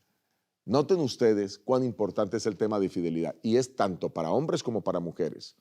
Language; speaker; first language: Spanish; native; Spanish